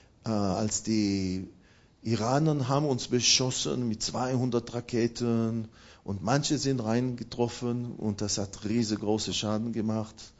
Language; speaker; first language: German; non-native, fluent; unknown